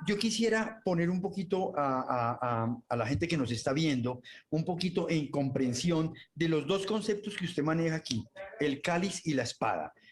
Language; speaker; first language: Spanish; native; Spanish